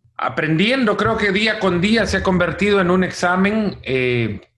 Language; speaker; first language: Spanish; native; Spanish